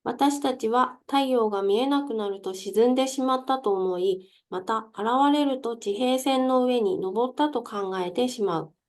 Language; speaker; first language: Japanese; native; Japanese